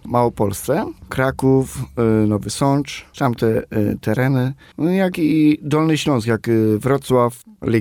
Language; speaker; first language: Polish; non-native, local second language; Romany